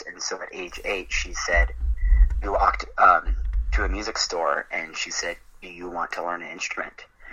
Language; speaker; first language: English; native; English